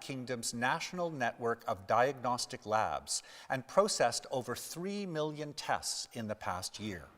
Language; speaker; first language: English; native; English